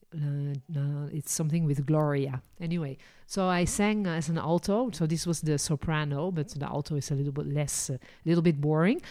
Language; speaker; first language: English; non-native, fluent; Dutch